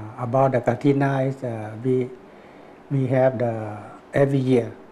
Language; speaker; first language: English; non-native, learner; Thai